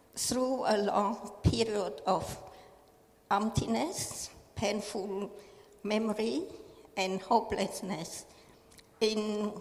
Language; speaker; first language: English; non-native, learner; Khmer